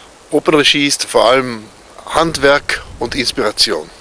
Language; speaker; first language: German; native; German